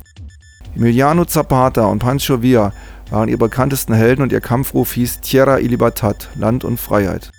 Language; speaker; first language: German; native; German